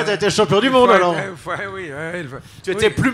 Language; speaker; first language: French; native; French